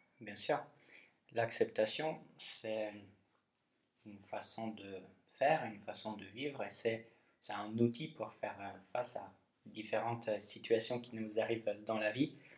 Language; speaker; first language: French; non-native, fluent; Polish